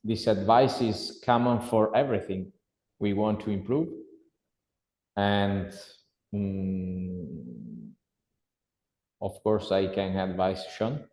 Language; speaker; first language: English; non-native, learner; Italian